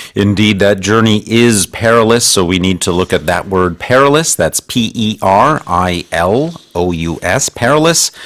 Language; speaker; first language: English; native; English